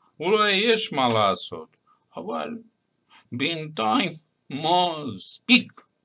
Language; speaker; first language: Hebrew; non-native, fluent; Russian